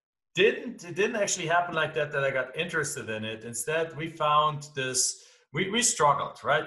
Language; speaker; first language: English; non-native, fluent; German